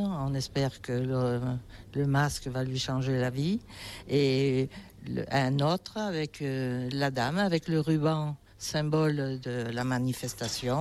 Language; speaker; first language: French; native; French